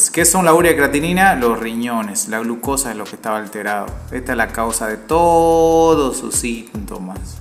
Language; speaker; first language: Spanish; native; Spanish